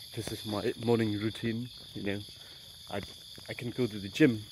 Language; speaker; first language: English; non-native, fluent; Khmer